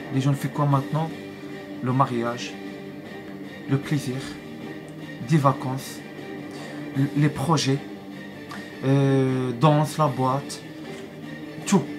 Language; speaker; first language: French; non-native, learner; Arabic